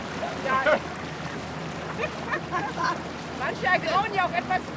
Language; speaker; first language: German; native; German